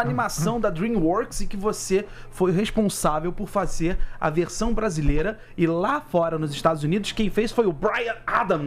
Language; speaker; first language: Portuguese; native; Portuguese